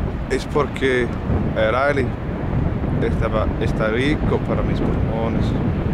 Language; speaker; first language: Spanish; non-native, learner; English